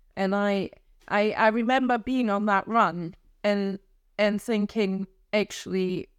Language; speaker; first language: English; non-native, fluent; German